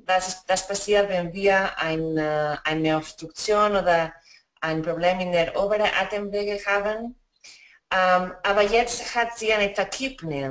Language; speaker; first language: German; non-native, fluent; Spanish